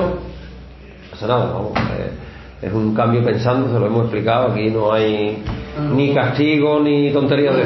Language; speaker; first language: Spanish; native; Spanish